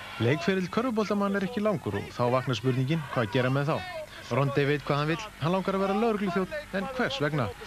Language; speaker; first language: Icelandic; native; Icelandic